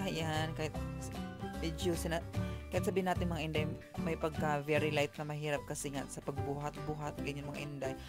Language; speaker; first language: Filipino; non-native, local second language; Cebuano